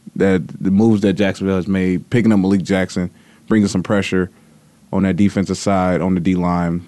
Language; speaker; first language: English; native; English